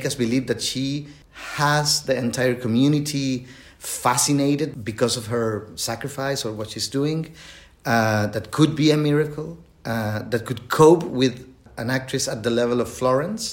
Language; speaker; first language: English; non-native, fluent; Spanish